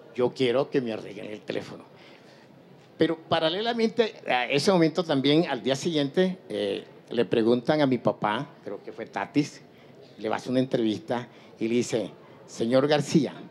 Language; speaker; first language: Spanish; native; Spanish